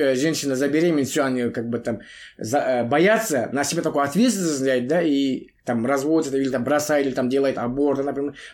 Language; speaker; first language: Russian; non-native, local second language; Kazakh